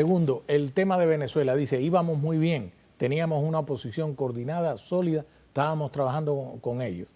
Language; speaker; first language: Spanish; native; Spanish